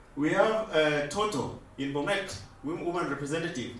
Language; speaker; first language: English; non-native, local second language; Luo (Kenya and Tanzania)